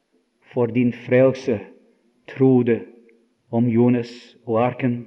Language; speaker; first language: Norwegian; non-native, fluent; English